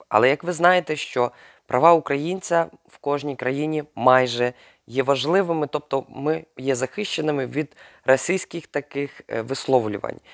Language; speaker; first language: Ukrainian; native; Ukrainian